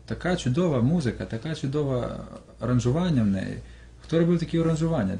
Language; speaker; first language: Ukrainian; native; Ukrainian